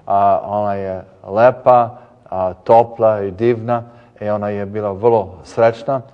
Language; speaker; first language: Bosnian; early bilingual, heritage; English